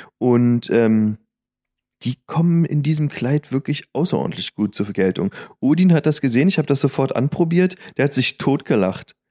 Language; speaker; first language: German; native; German